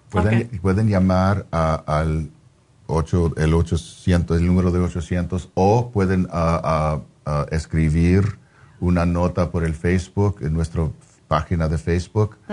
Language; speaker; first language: Spanish; non-native, fluent; English